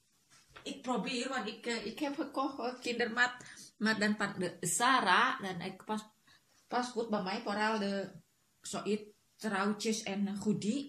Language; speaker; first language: Dutch; non-native, learner; Indonesian